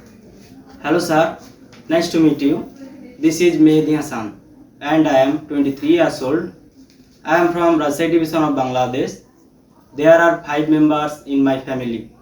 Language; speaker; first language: English; non-native, learner; Bangla